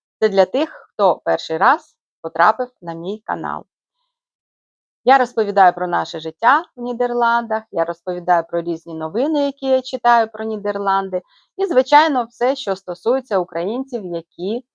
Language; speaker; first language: Ukrainian; native; Ukrainian